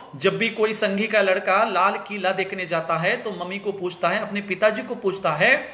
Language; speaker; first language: Hindi; non-native, local second language; Marathi